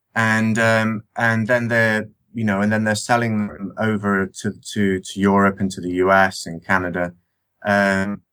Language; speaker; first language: English; native; English